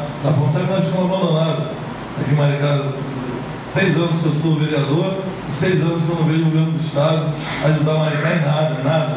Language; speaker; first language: Portuguese; native; Portuguese